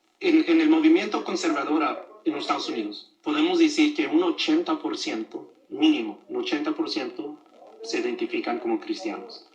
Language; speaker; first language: Spanish; early bilingual, other home language; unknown